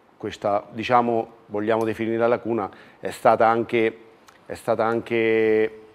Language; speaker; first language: Italian; native; Italian